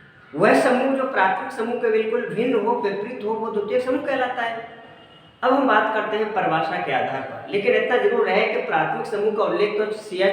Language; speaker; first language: Hindi; native; Hindi